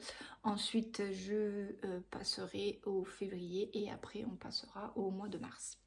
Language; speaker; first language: French; native; French